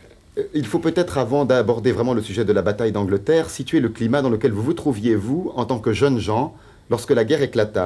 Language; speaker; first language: French; native; French